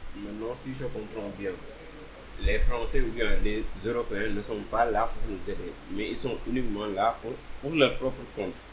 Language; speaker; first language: French; non-native, local second language; Wolof